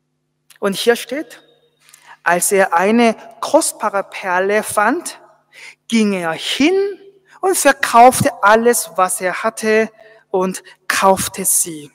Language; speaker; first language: German; non-native, fluent; Korean